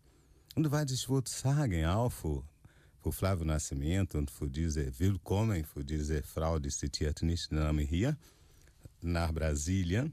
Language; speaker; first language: German; non-native, fluent; Portuguese